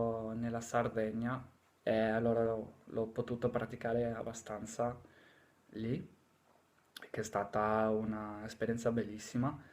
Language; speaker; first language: Italian; non-native, fluent; English